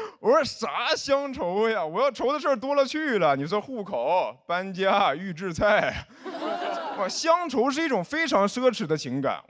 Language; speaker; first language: Chinese; native; Chinese